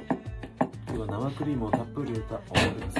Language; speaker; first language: Japanese; native; Japanese